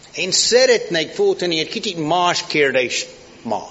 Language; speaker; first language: Hungarian; non-native, fluent; English